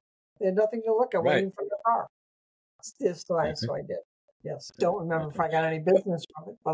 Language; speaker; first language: English; native; English